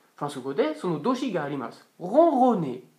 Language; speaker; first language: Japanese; non-native, fluent; French